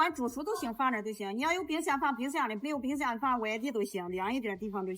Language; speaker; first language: Chinese; native; Chinese